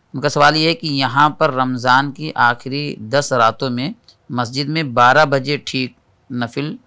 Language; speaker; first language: Hindi; native; Hindi